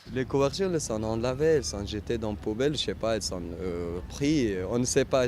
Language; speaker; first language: French; non-native, learner; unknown